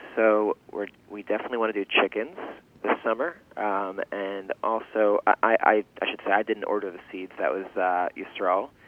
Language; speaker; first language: English; early bilingual, other home language; Yiddish